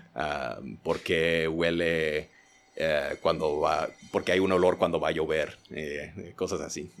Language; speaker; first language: Spanish; early bilingual, heritage; Spanish